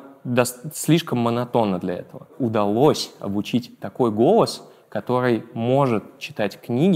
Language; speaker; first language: Russian; native; Russian